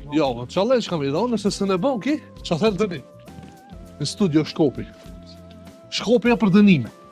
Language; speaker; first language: Albanian; native; Albanian